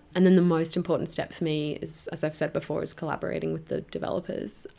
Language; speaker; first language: English; native; English